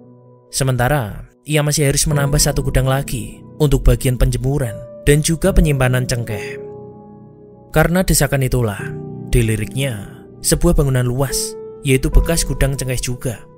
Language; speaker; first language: Indonesian; native; Indonesian